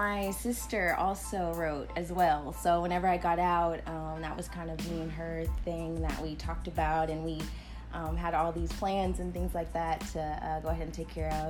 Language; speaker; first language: English; native; English